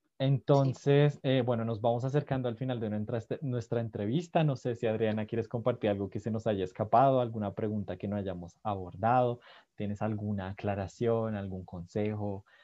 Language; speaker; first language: Spanish; native; Spanish